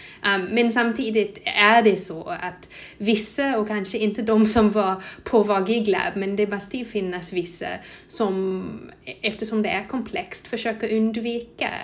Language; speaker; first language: Swedish; non-native, fluent; English